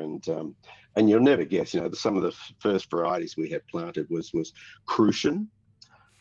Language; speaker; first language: English; native; English